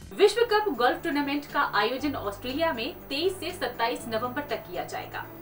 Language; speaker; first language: Hindi; native; Hindi